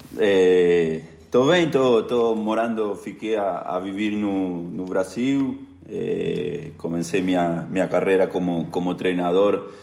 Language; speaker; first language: Portuguese; non-native, learner; Spanish